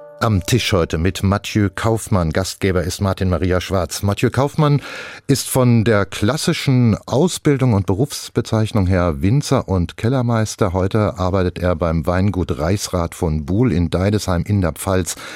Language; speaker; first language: German; native; German